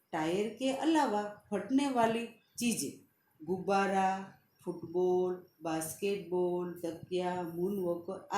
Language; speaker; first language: Hindi; non-native, local second language; Gujarati